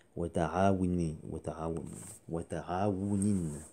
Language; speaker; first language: Arabic; non-native, fluent; French